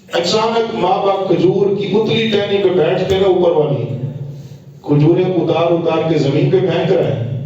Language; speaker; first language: Urdu; non-native, local second language; Punjabi